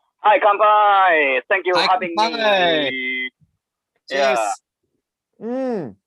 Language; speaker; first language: English; non-native, learner; Japanese